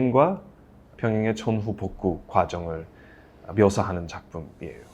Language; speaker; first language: Korean; non-native, fluent; English